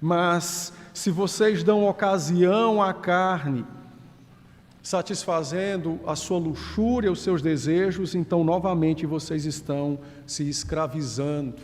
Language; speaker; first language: Portuguese; native; Portuguese